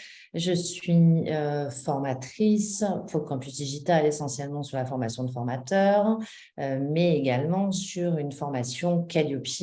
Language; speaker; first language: French; native; French